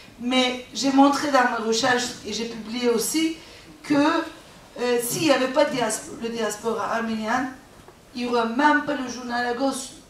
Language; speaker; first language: French; non-native, fluent; Turkish